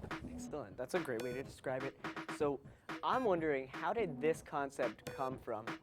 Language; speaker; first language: English; native; English